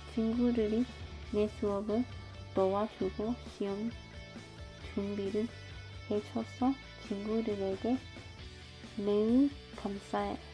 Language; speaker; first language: Korean; non-native, learner; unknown